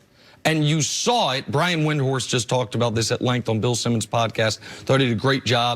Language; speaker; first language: English; native; English